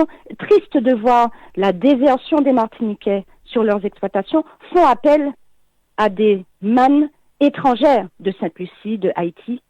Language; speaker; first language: French; native; French